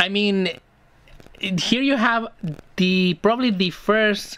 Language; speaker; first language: English; native; English